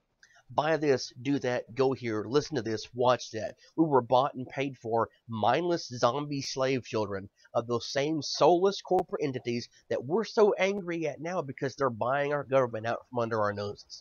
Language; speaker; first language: English; native; English